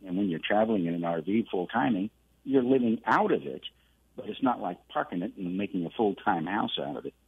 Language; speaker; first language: English; native; English